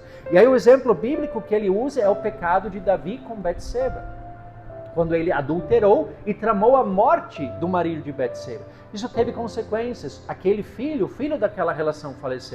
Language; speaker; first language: Portuguese; native; Portuguese